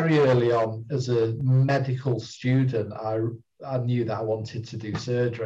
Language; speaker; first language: English; native; English